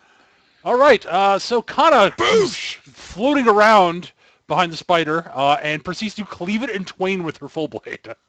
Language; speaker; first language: English; native; English